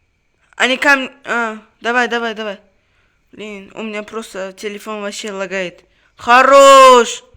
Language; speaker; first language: Russian; non-native, local second language; Uzbek